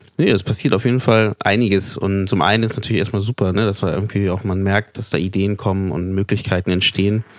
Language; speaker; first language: German; native; German